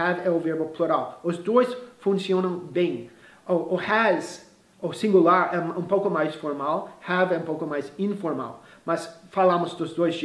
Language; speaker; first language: Portuguese; non-native, fluent; English